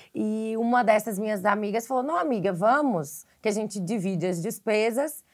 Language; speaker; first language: Portuguese; native; Portuguese